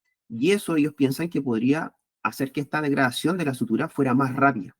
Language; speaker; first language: Spanish; native; Spanish